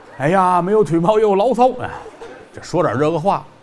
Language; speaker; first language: Chinese; native; Chinese